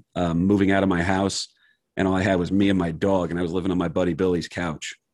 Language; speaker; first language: English; native; English